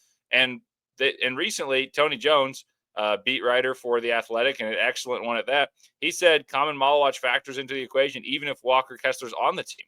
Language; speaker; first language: English; native; English